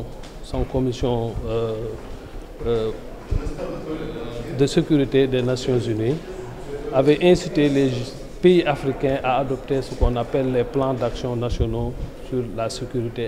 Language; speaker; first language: French; non-native, local second language; Wolof